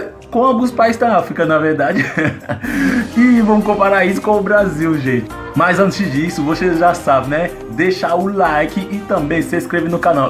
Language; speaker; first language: Portuguese; non-native, fluent; Haitian Creole